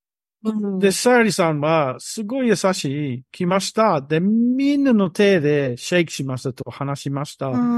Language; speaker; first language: Japanese; non-native, learner; English